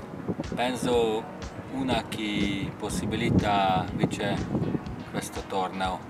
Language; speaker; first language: Italian; non-native, learner; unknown